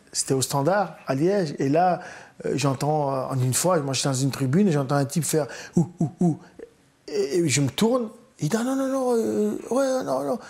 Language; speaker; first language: French; early bilingual, other home language; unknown